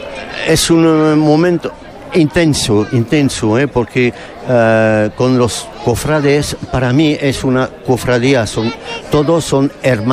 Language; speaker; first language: Spanish; non-native, learner; French